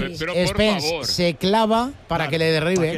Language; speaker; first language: Spanish; native; Spanish